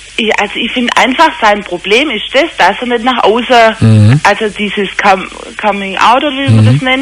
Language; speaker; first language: German; native; German